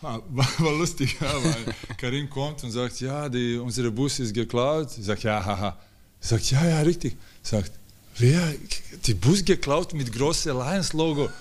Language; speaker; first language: German; non-native, learner; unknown